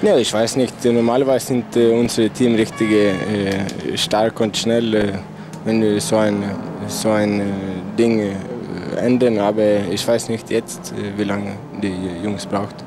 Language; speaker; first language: German; non-native, learner; Swedish